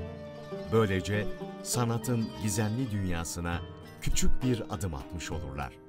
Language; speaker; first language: Turkish; native; Turkish